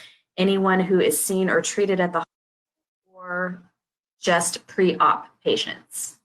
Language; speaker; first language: English; native; English